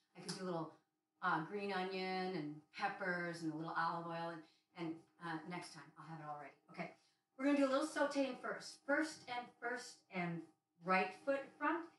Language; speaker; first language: English; native; English